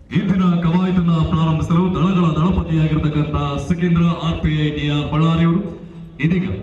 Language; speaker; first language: Kannada; native; Kannada